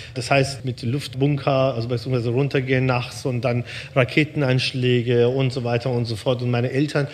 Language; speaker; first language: German; early bilingual, other home language; Persian